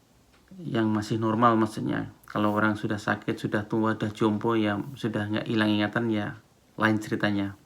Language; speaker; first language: Indonesian; non-native, local second language; Javanese